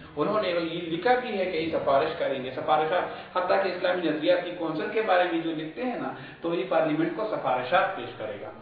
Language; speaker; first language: Urdu; non-native, local second language; Pashto